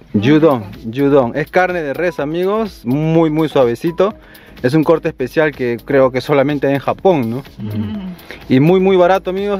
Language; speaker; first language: Spanish; native; Spanish